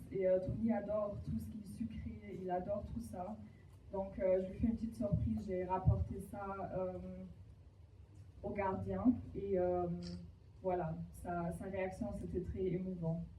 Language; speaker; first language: French; non-native, fluent; German